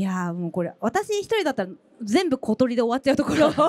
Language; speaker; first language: Japanese; native; Japanese